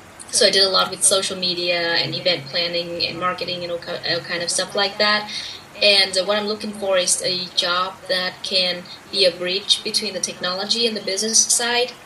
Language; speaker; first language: English; non-native, fluent; Vietnamese